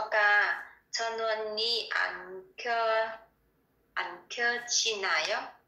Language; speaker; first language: Korean; non-native, learner; Vietnamese